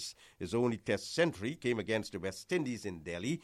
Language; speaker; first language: English; native; English